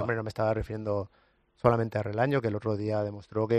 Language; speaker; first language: Spanish; native; Spanish